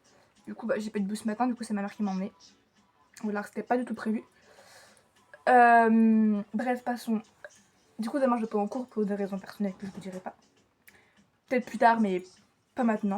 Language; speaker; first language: French; native; French